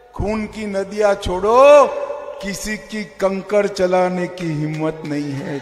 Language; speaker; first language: Hindi; non-native, local second language; Gujarati